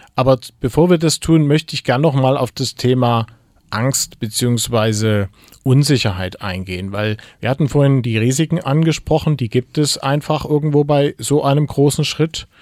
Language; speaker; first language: German; native; German